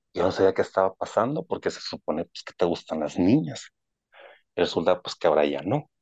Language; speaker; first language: Spanish; native; Spanish